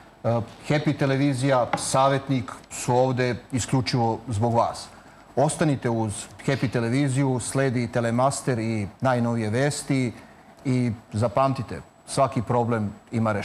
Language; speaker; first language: Serbian; native; Serbian